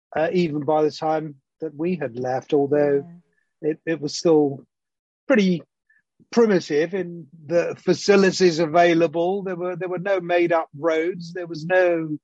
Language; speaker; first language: English; early bilingual, other home language; Greek